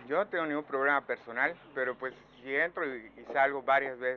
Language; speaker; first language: Spanish; native; Spanish